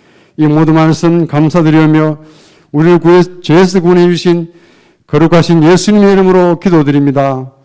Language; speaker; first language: Korean; native; Korean